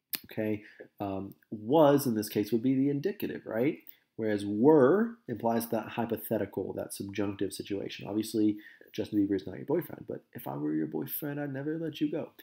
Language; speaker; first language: English; native; English